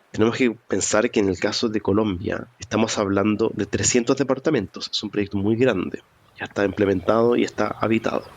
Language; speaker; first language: Spanish; native; Spanish